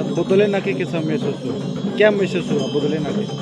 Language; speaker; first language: Hindi; non-native, local second language; Bodo